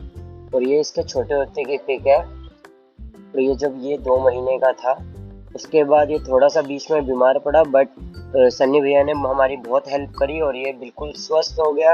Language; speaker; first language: Hindi; native; Hindi